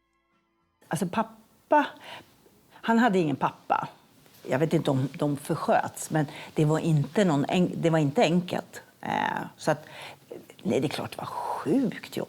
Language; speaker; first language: Swedish; native; Swedish